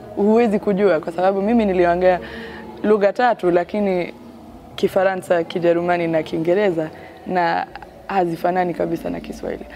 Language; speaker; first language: Swahili; non-native, fluent; German